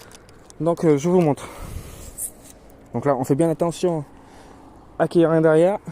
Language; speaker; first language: French; native; French